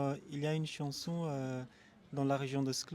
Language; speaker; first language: French; non-native, local second language; Malagasy